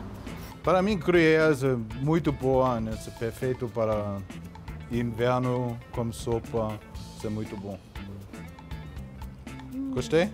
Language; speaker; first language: Portuguese; non-native, learner; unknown